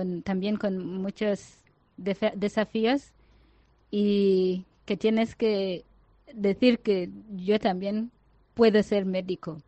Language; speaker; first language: Spanish; non-native, fluent; Ganda